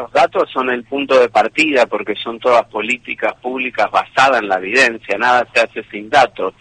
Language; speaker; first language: Spanish; native; Spanish